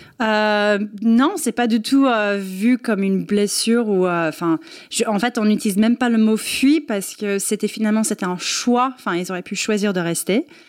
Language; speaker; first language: French; non-native, fluent; English